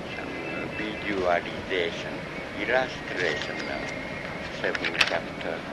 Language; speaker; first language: English; non-native, learner; Japanese